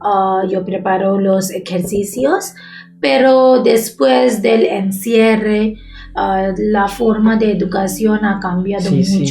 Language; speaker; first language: Spanish; non-native, learner; Bangla